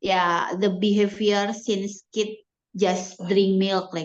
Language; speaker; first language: English; non-native, learner; Indonesian